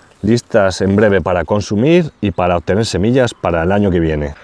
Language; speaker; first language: Spanish; native; Spanish